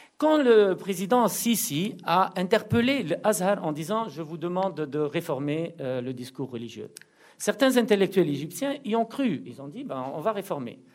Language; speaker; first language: French; non-native, local second language; Arabic